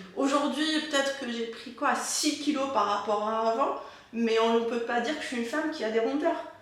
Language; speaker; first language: French; non-native, local second language; Arabic